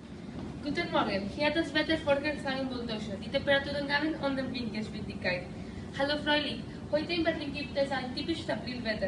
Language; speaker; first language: German; non-native, learner; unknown